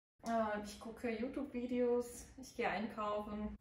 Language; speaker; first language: German; non-native, learner; Azerbaijani